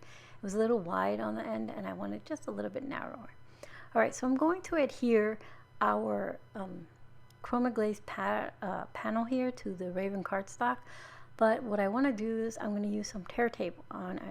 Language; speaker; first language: English; native; English